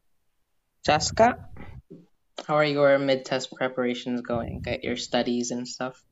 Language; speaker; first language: English; non-native, fluent; Indonesian